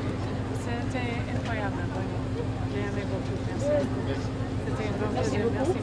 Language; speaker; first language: French; non-native, fluent; English